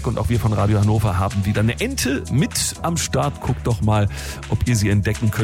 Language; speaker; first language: German; native; German